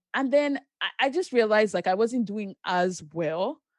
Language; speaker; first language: English; non-native, local second language; Yoruba